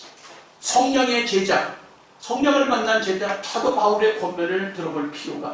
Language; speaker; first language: Korean; native; Korean